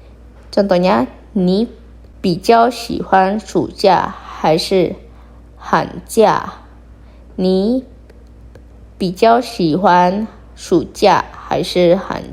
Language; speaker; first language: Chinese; non-native, fluent; Indonesian